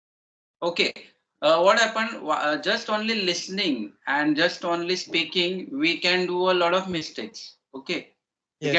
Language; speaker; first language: English; non-native, learner; Marathi